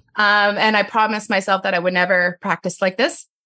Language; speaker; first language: English; non-native, fluent; French